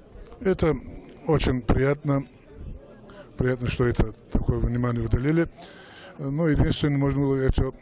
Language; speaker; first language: Russian; non-native, local second language; Avaric